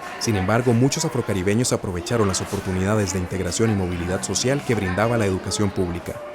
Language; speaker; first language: Spanish; native; Spanish